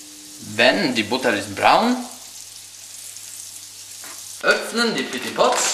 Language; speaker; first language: German; non-native, learner; Norwegian